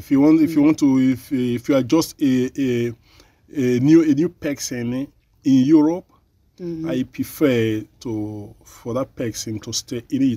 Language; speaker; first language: English; non-native, learner; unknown